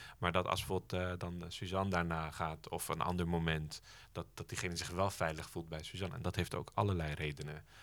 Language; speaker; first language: Dutch; early bilingual, other home language; Turkish